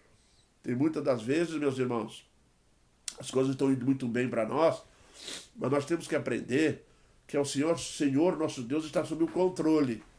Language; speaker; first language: Portuguese; native; Portuguese